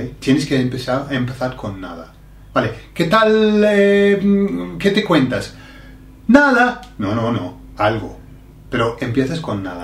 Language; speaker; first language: Spanish; non-native, fluent; English